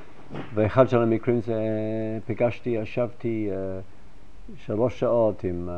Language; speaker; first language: Hebrew; non-native, fluent; English